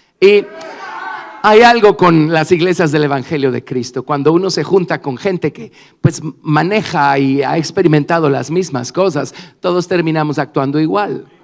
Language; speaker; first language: Spanish; native; Spanish